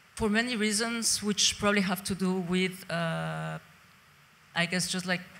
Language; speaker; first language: English; non-native, fluent; Spanish